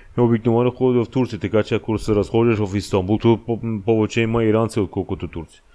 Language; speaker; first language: Bulgarian; non-native, fluent; Persian